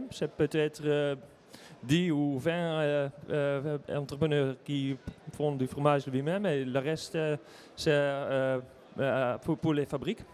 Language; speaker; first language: French; non-native, learner; Dutch